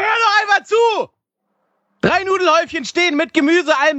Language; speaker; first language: German; native; German